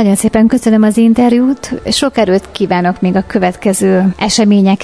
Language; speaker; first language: Hungarian; native; Hungarian